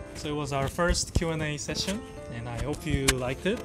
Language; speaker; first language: English; early bilingual, other home language; Korean